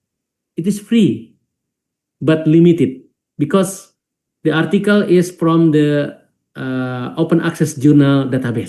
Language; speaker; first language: English; non-native, fluent; Indonesian